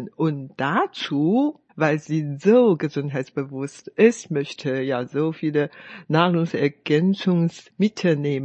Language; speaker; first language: German; non-native, fluent; Chinese